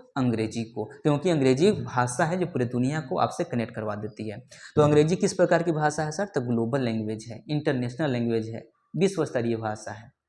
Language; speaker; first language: Hindi; native; Hindi